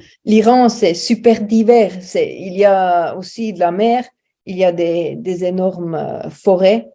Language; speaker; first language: French; non-native, fluent; German